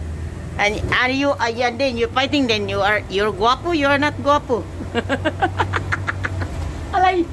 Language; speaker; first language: English; non-native, learner; Cebuano